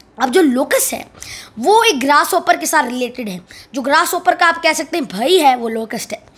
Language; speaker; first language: Urdu; non-native, local second language; Punjabi